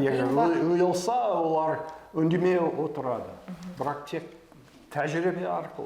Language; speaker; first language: Kazakh; non-native, fluent; English